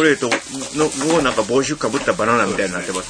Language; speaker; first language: Japanese; native; Japanese